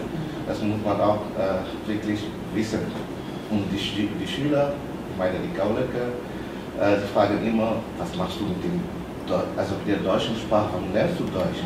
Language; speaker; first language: German; non-native, fluent; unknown